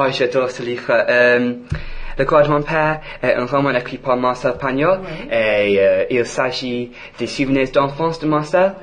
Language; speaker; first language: French; non-native, fluent; English